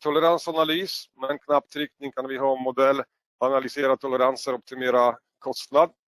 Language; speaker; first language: Swedish; non-native, fluent; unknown